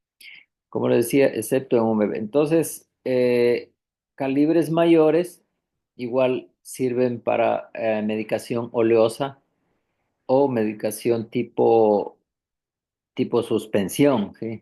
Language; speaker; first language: Spanish; native; Spanish